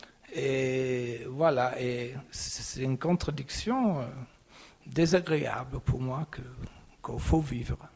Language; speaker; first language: French; non-native, fluent; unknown